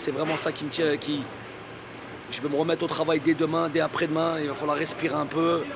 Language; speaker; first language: French; native; French